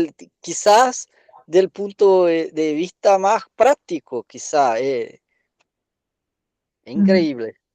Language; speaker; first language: Spanish; non-native, learner; Portuguese